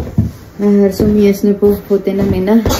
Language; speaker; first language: Swedish; non-native, learner; Filipino